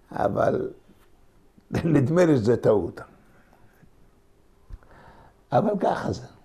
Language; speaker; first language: Hebrew; non-native, local second language; Ladino